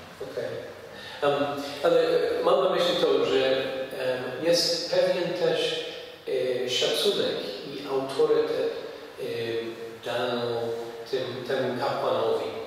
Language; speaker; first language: Polish; non-native, fluent; English